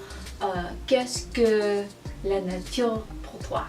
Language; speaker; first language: French; non-native, learner; English